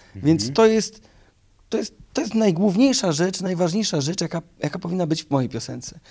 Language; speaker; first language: Polish; native; Polish